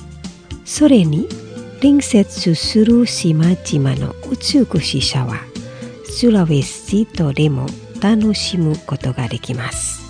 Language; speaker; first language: Japanese; non-native, fluent; Indonesian